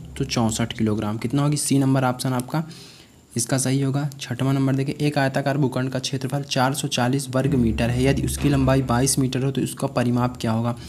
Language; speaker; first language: Hindi; native; Hindi